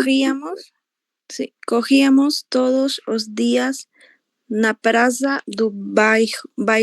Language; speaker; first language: Portuguese; non-native, learner; Spanish